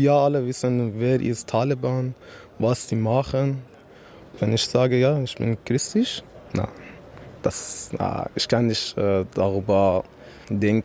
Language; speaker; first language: German; non-native, learner; Persian